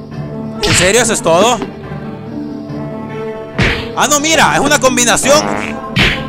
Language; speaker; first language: Spanish; native; Spanish